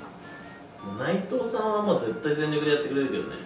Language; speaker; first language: Japanese; native; Japanese